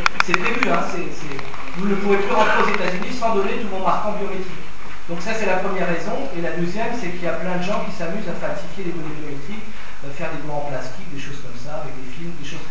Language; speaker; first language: French; native; French